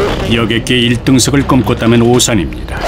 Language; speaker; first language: Korean; native; Korean